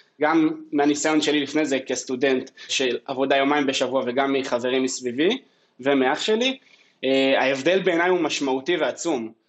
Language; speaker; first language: Hebrew; native; Hebrew